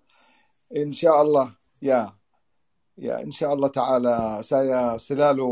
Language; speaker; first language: Indonesian; non-native, learner; Arabic